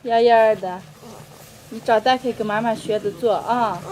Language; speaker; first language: Chinese; native; Chinese